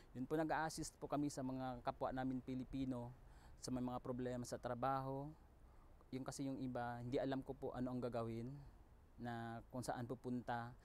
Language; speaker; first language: Filipino; native; Filipino